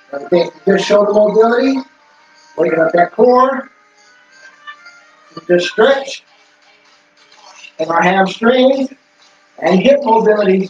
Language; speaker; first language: English; native; English